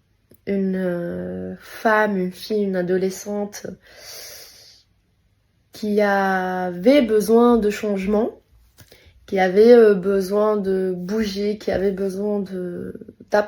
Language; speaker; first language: French; native; French